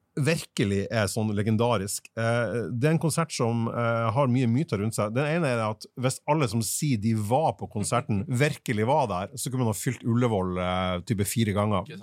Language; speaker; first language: Norwegian; native; Norwegian